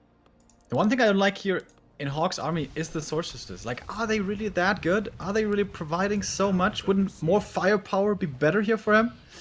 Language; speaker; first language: English; non-native, fluent; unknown